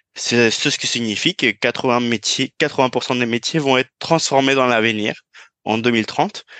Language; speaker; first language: French; non-native, fluent; Spanish